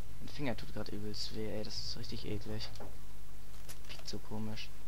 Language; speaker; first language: German; native; German